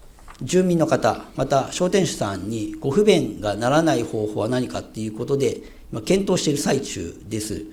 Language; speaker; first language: Japanese; native; Japanese